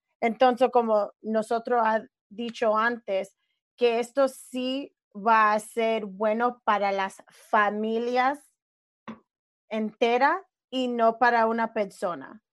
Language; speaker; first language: Spanish; early bilingual, other home language; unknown